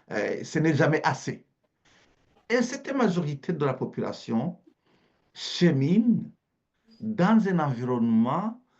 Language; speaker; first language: French; native; French